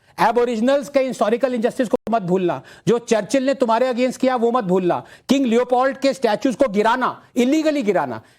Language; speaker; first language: Hindi; non-native, local second language; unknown